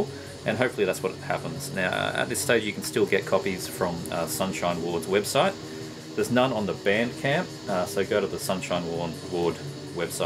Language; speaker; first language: English; native; English